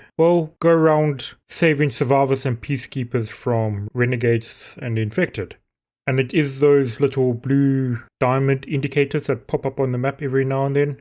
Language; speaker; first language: English; native; English